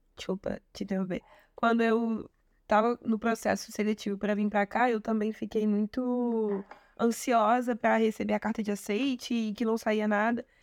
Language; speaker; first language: Portuguese; native; Portuguese